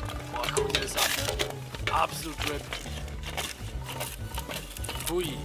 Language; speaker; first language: German; native; German